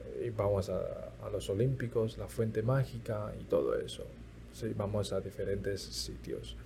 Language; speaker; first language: Spanish; early bilingual, other home language; Chinese